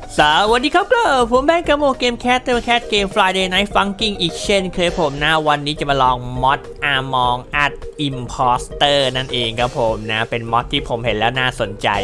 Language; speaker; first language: Thai; native; Thai